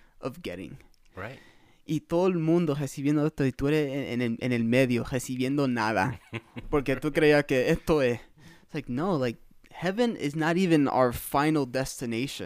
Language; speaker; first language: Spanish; early bilingual, heritage; Spanish